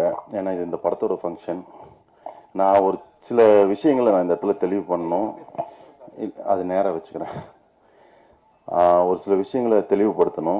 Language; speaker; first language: Tamil; native; Tamil